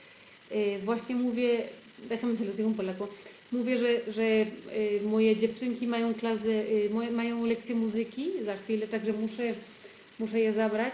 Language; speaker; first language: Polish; early bilingual, heritage; Polish